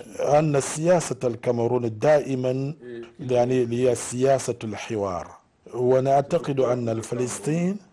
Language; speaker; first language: Arabic; non-native, fluent; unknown